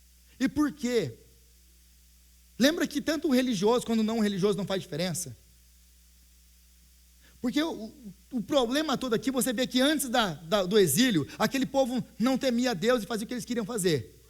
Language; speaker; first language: Portuguese; native; Portuguese